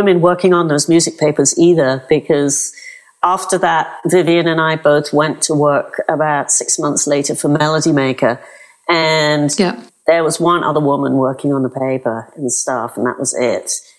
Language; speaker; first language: English; native; English